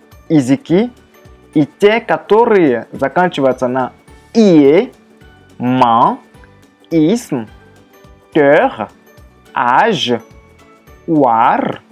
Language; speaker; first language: Russian; non-native, fluent; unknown